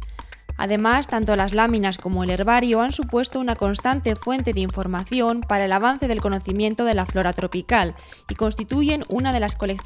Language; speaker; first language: Spanish; native; Spanish